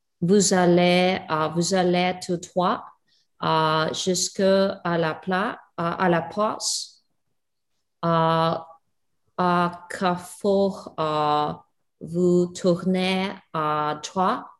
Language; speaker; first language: French; non-native, learner; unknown